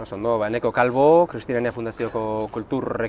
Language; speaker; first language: Basque; native; Basque